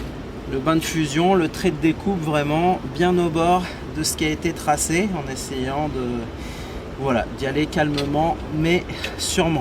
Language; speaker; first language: French; native; French